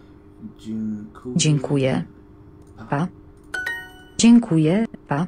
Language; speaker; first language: Polish; non-native, learner; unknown